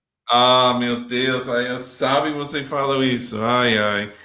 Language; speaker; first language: Portuguese; non-native, learner; English